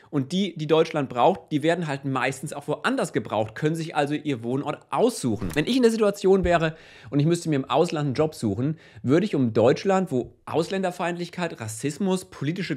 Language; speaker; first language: German; native; German